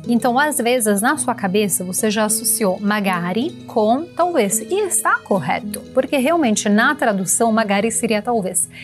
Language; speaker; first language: Portuguese; non-native, fluent; Italian